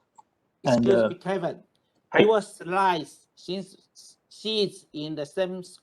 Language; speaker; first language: English; non-native, fluent; Chinese